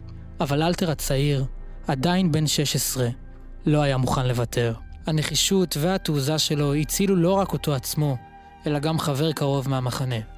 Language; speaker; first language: Hebrew; native; Hebrew